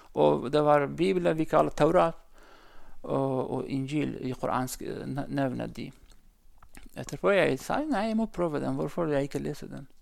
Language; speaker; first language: Norwegian; non-native, learner; Central Kurdish